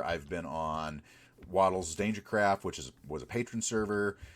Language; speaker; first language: English; native; English